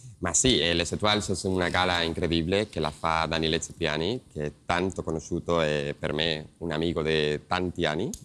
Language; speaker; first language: Italian; non-native, learner; Spanish